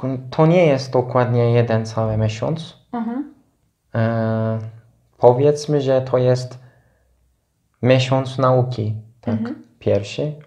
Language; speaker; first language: Polish; non-native, fluent; Turkish